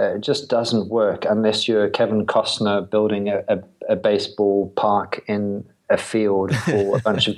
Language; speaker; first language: English; native; English